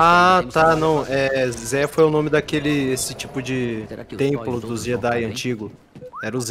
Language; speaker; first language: Portuguese; native; Portuguese